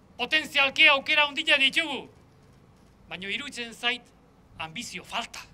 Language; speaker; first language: Basque; native; Basque